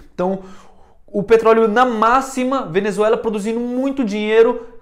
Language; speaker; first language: Portuguese; early bilingual, heritage; Portuguese